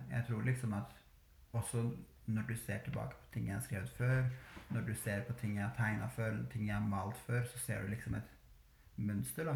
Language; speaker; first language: Norwegian; early bilingual, other home language; Albanian